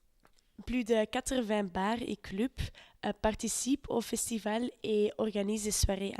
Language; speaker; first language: French; non-native, learner; Dutch